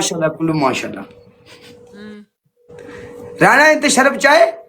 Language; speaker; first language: Arabic; non-native, learner; Urdu